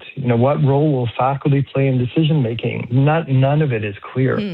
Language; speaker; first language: English; native; English